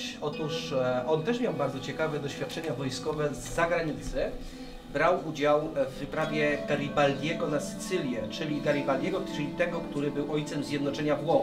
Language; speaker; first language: Polish; native; Polish